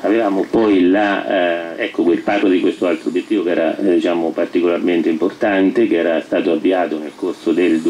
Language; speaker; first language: Italian; native; Italian